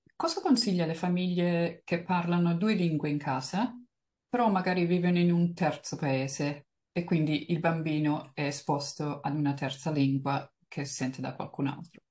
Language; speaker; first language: Italian; early bilingual, heritage; Italian